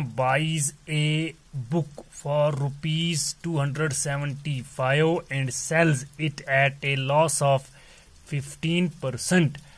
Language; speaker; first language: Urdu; non-native, local second language; Punjabi